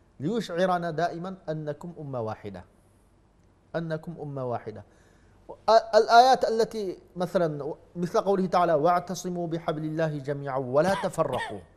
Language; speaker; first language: Arabic; non-native, fluent; Uyghur